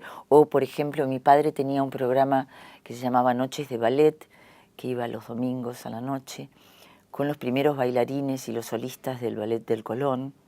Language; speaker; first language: Spanish; native; Spanish